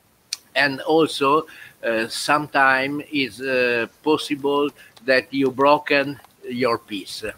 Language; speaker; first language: English; non-native, learner; Italian